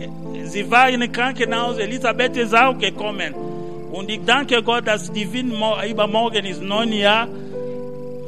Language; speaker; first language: German; non-native, learner; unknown